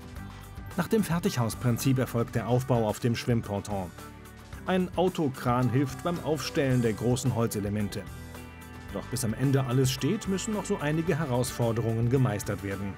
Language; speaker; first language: German; native; German